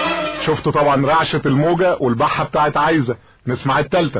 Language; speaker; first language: Arabic; native; Arabic